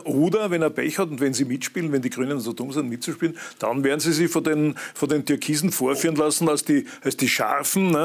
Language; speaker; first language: German; native; German